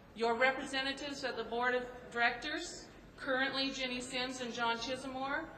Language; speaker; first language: English; native; English